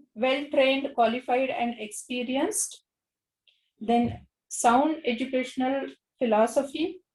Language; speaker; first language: English; non-native, local second language; Marathi